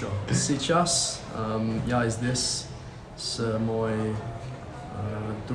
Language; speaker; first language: Russian; non-native, learner; English